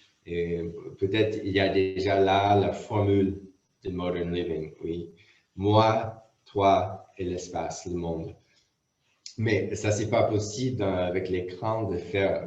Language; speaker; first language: French; non-native, fluent; English